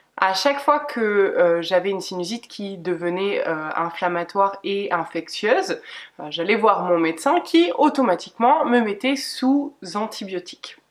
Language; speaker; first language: French; native; French